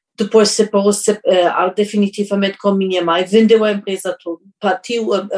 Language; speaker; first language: Portuguese; non-native, fluent; German